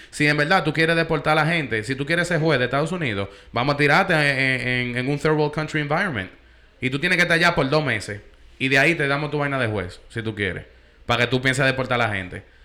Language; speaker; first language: Spanish; early bilingual, heritage; Spanish